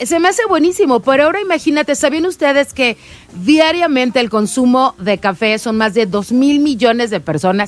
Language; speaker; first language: Spanish; native; Spanish